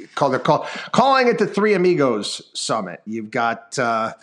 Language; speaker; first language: English; native; English